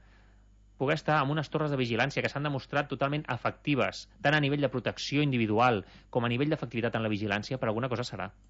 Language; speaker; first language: Catalan; native; Catalan